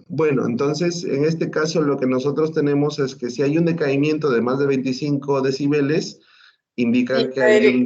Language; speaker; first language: Spanish; native; Spanish